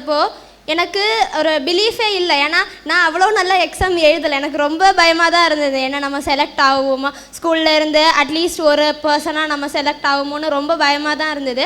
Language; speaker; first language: Tamil; non-native, local second language; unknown